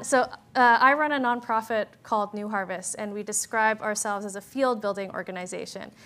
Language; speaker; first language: English; native; English